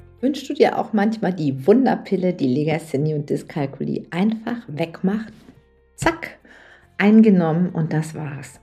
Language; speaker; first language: German; native; German